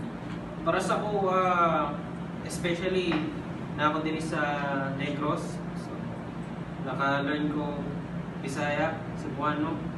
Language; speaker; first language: Cebuano; non-native, local second language; Filipino